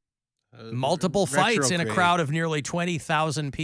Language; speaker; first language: English; native; English